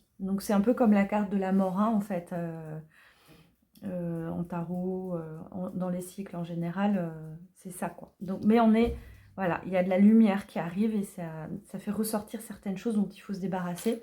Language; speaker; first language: French; native; French